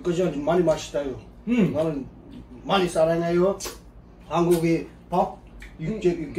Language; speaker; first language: Korean; non-native, learner; Turkish